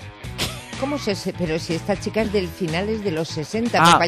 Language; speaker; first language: Spanish; native; Spanish